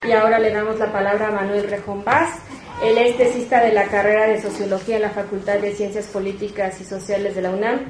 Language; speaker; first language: Spanish; native; Spanish